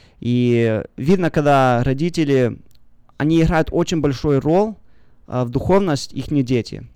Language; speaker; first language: Russian; early bilingual, heritage; Russian